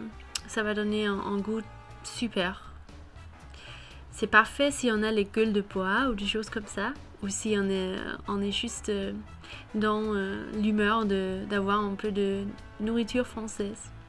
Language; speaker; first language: French; non-native, fluent; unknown